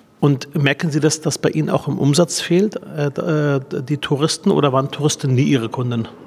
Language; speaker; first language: German; early bilingual, other home language; Arabic